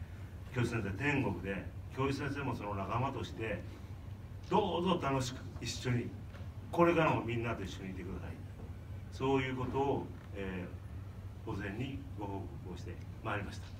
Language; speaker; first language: Japanese; native; Japanese